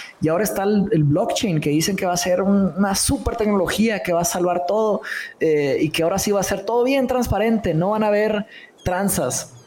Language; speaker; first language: Spanish; early bilingual, other home language; Portuguese